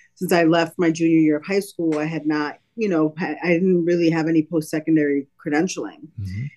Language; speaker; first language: English; native; English